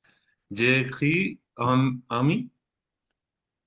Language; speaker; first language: French; non-native, learner; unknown